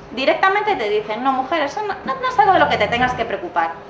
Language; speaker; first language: Spanish; native; Spanish